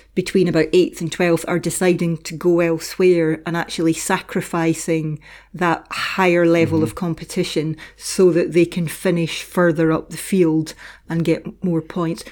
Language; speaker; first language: English; native; English